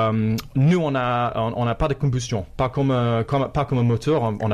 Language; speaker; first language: French; non-native, fluent; English